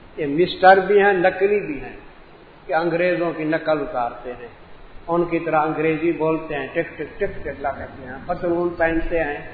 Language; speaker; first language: Urdu; non-native, local second language; Punjabi